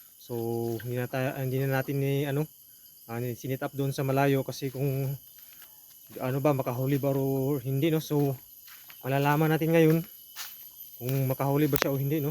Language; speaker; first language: Filipino; non-native, local second language; Cebuano